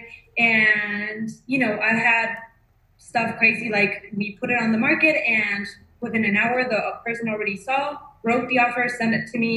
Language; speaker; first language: English; non-native, fluent; Spanish